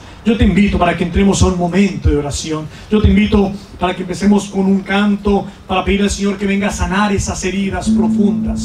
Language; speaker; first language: Spanish; native; Spanish